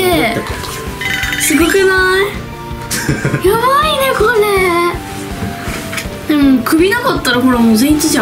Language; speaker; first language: Japanese; native; Japanese